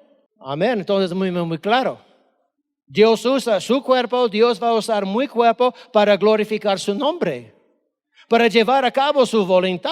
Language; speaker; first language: Spanish; non-native, fluent; English